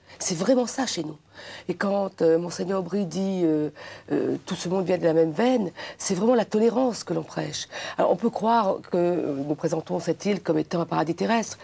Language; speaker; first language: French; non-native, local second language; Réunion Creole French